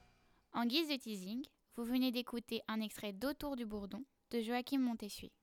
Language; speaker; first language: French; native; French